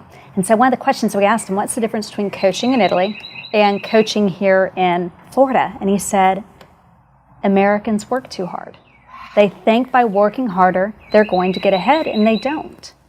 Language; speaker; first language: English; native; English